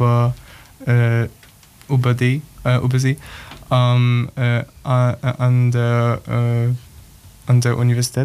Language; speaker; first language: German; non-native, learner; Polish